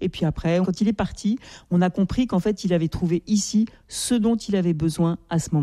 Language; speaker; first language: French; native; French